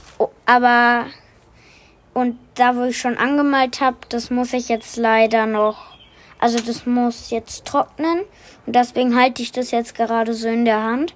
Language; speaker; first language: German; native; German